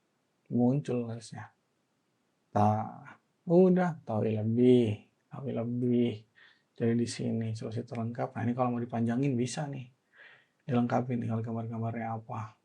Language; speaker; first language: Indonesian; native; Indonesian